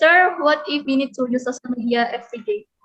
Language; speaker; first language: English; non-native, learner; Indonesian